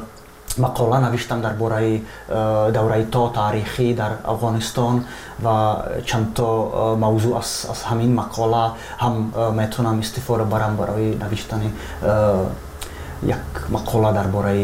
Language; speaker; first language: Persian; non-native, fluent; Czech